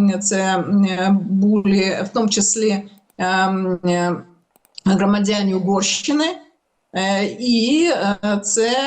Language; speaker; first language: Ukrainian; non-native, local second language; Russian